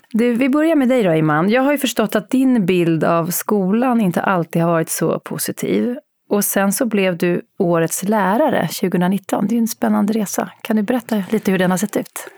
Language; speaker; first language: Swedish; native; Swedish